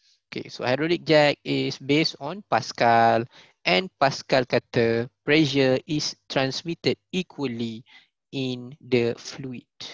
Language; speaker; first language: English; non-native, local second language; Malay